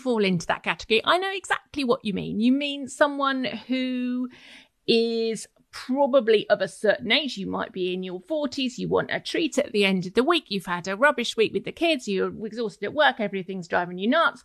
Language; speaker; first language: English; native; English